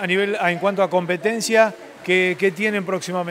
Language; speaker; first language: Spanish; native; Spanish